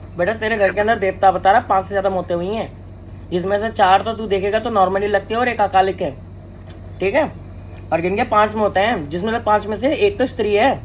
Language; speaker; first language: Hindi; native; Hindi